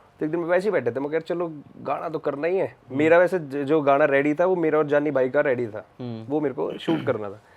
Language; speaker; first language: Hindi; native; Hindi